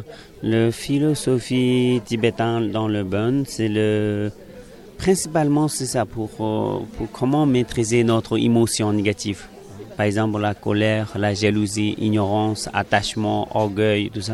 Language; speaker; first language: French; non-native, learner; Tibetan